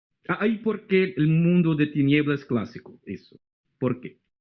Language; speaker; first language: Spanish; non-native, fluent; Portuguese